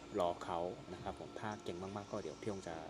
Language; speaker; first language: Thai; non-native, fluent; Korean